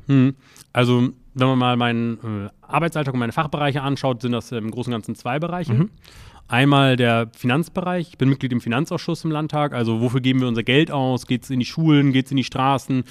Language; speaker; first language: German; native; German